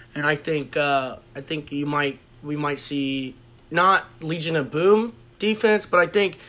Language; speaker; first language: English; native; English